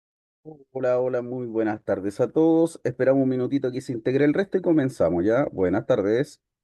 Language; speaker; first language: Spanish; native; Spanish